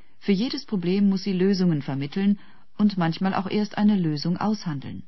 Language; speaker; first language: German; native; German